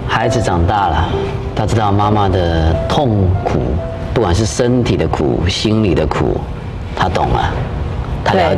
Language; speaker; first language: Chinese; native; Chinese